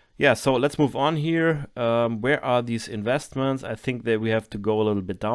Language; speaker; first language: English; non-native, fluent; German